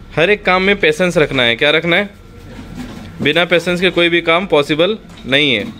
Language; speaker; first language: Hindi; native; Hindi